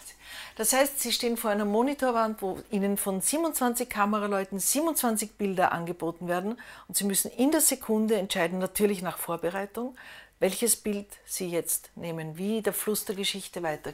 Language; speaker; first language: German; native; German